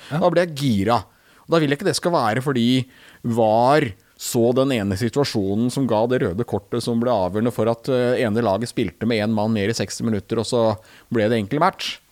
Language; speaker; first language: Norwegian; native; Norwegian